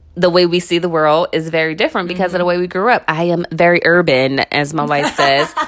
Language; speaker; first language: English; native; English